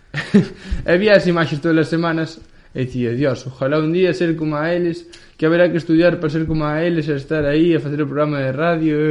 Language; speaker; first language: Galician; early bilingual, other home language; Spanish